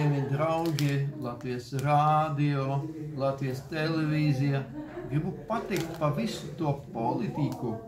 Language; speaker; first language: Latvian; non-native, local second language; Russian